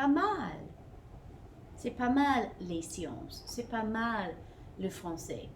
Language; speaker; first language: French; non-native, fluent; English